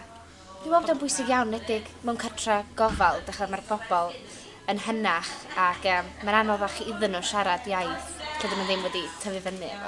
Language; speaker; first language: Welsh; native; Welsh